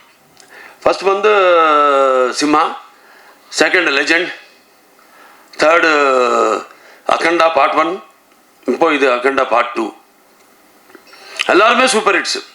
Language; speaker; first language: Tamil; non-native, learner; Telugu